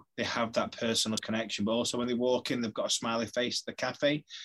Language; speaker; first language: English; native; English